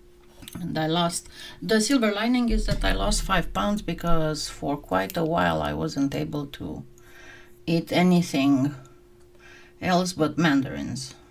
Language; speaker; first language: English; non-native, fluent; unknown